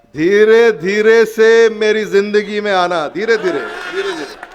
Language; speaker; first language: Hindi; non-native, local second language; Marathi